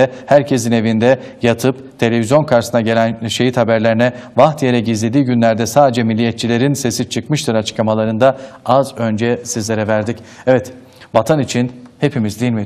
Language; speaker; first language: Turkish; native; Turkish